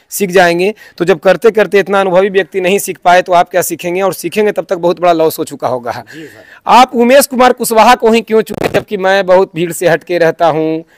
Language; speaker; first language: Hindi; native; Hindi